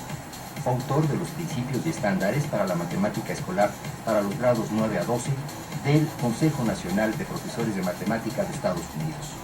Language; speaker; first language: Spanish; native; Spanish